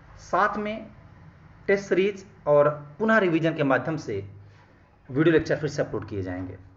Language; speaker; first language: Hindi; native; Hindi